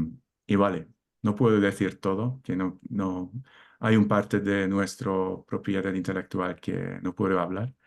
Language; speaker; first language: Spanish; non-native, learner; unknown